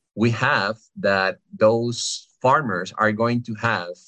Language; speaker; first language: English; non-native, fluent; Spanish